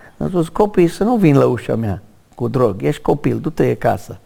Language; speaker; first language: Romanian; non-native, learner; English